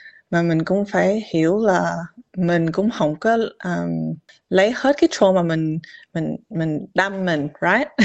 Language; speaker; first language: Vietnamese; early bilingual, heritage; Vietnamese